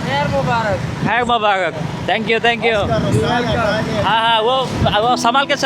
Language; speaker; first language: Hindi; non-native, learner; Bangla